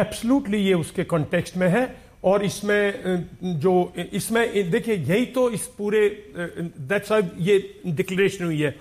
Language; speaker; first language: Hindi; native; Hindi